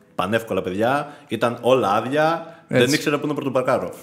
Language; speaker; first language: Greek; native; Greek